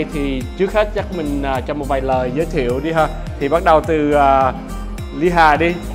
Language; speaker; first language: Vietnamese; early bilingual, heritage; Vietnamese